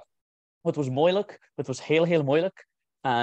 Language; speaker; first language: Dutch; non-native, learner; English